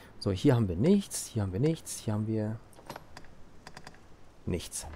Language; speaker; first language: German; native; German